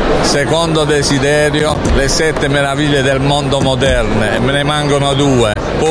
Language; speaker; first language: Italian; native; Italian